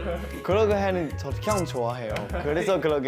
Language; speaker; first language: Korean; non-native, learner; Chinese